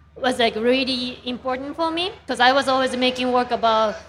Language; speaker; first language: English; non-native, fluent; Japanese